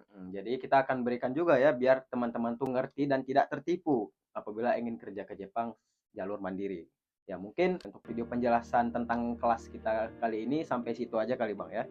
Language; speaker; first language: Indonesian; native; Indonesian